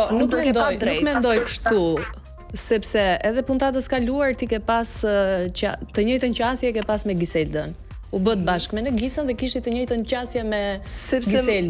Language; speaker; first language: Albanian; native; Albanian